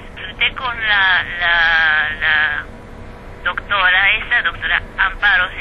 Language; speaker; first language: Spanish; non-native, fluent; Japanese